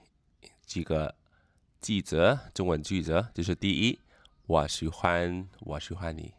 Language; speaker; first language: Chinese; non-native, fluent; Khmer